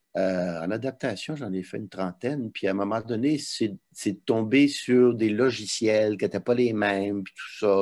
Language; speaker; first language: French; native; French